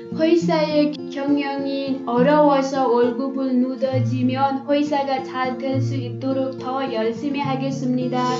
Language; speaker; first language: Korean; non-native, learner; Nepali